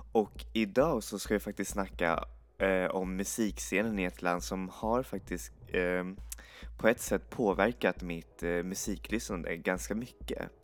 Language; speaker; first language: Swedish; native; Swedish